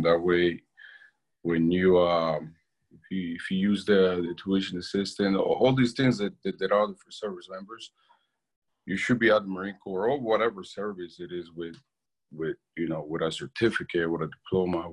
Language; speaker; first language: English; non-native, fluent; Spanish